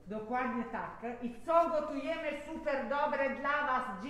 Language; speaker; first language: Polish; non-native, fluent; Italian